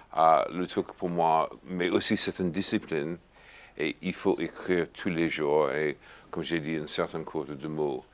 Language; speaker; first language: French; non-native, fluent; English